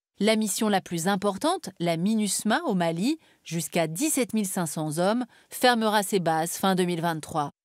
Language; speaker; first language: French; native; French